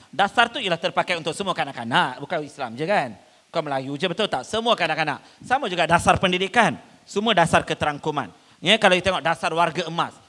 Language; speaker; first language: Malay; non-native, local second language; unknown